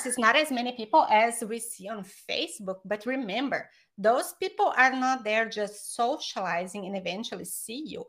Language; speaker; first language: English; non-native, fluent; Portuguese